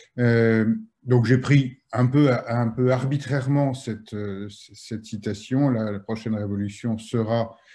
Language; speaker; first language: French; native; French